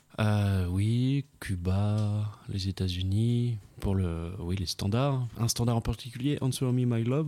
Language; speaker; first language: French; native; French